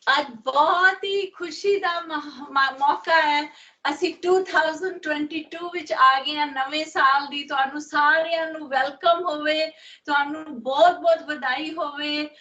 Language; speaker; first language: Punjabi; non-native, learner; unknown